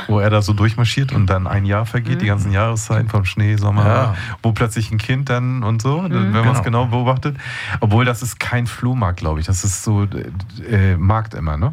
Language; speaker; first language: German; native; German